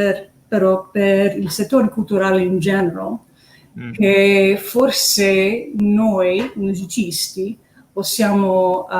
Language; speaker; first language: Italian; early bilingual, heritage; English